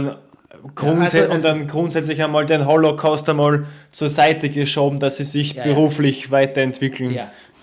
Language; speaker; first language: German; native; German